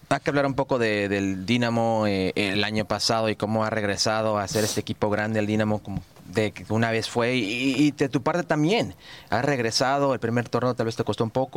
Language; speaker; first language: Spanish; early bilingual, heritage; Spanish